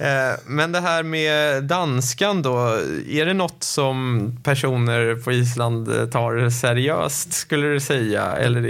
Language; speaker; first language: Swedish; native; Swedish